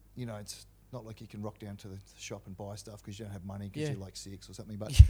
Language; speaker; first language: English; native; English